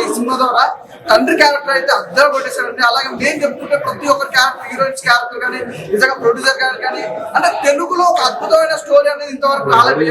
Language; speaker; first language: Telugu; native; Telugu